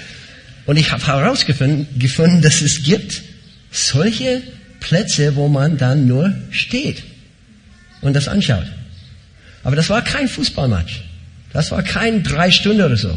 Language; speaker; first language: German; non-native, fluent; English